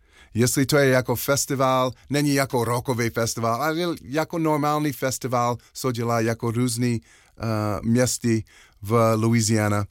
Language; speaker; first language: Czech; non-native, learner; English